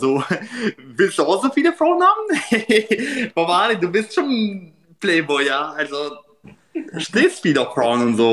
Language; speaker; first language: German; non-native, learner; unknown